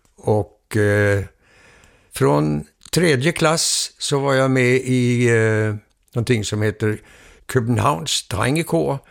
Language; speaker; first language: Swedish; early bilingual, heritage; Swedish